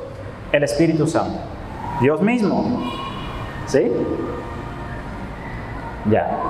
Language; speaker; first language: Spanish; non-native, fluent; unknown